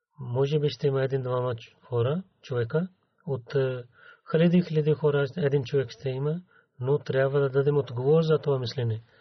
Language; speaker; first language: Bulgarian; non-native, learner; Urdu